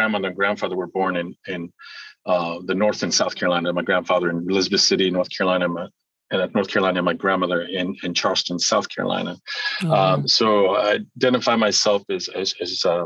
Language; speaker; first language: English; early bilingual, other home language; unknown